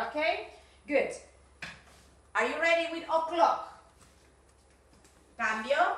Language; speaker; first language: English; non-native, fluent; Spanish